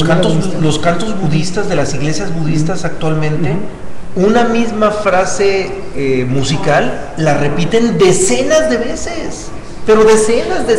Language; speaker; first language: Spanish; native; Spanish